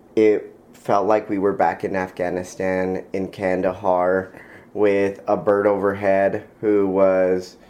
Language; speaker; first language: English; early bilingual, other home language; Spanish